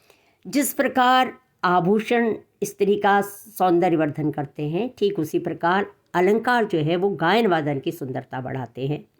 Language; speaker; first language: Hindi; native; Hindi